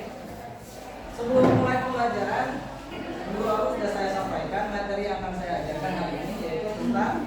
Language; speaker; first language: Indonesian; native; Indonesian